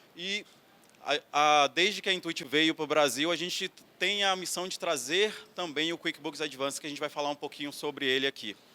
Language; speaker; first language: Portuguese; native; Portuguese